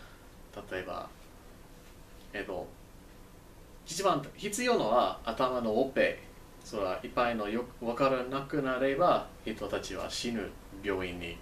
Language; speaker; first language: Japanese; non-native, learner; English